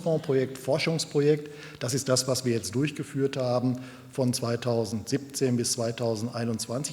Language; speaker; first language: German; native; German